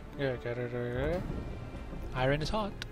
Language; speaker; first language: English; native; English